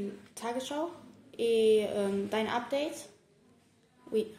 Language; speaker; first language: French; non-native, learner; German